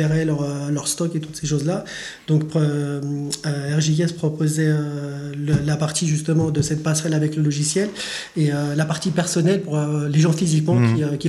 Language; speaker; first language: French; native; French